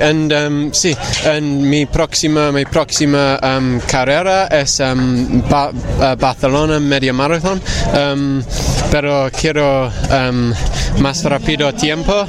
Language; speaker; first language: Spanish; non-native, learner; English